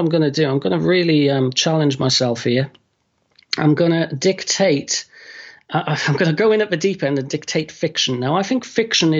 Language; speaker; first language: English; native; English